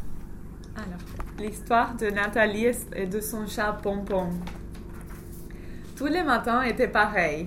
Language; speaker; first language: French; non-native, learner; English